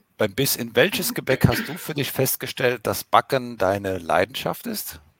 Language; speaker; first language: German; native; German